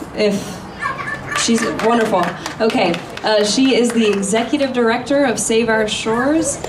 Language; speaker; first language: English; native; English